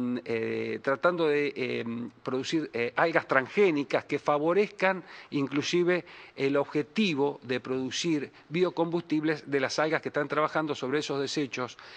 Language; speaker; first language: Spanish; native; Spanish